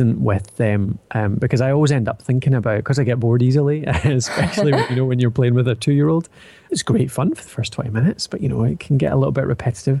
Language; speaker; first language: English; native; English